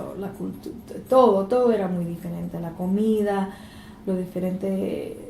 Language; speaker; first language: Spanish; native; Spanish